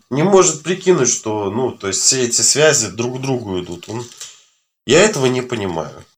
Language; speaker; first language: Russian; native; Russian